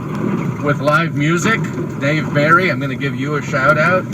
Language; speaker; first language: English; native; English